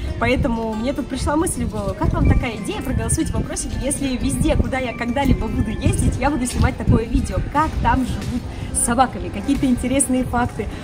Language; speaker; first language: Russian; native; Russian